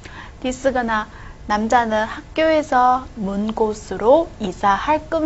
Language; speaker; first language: Korean; non-native, fluent; Chinese